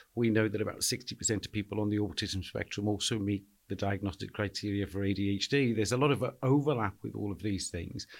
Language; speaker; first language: English; native; English